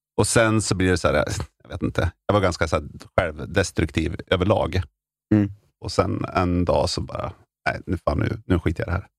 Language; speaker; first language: Swedish; native; Swedish